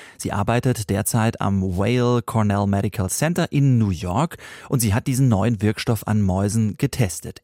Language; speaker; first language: German; native; German